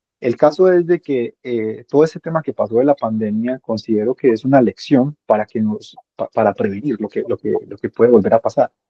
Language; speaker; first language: Spanish; native; Spanish